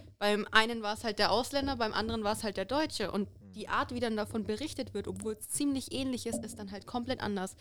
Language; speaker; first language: German; native; German